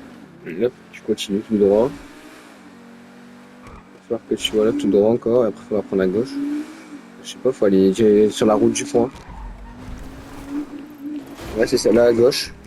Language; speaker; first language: French; native; French